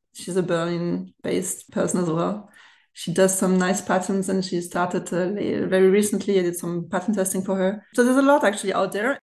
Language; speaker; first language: English; non-native, fluent; German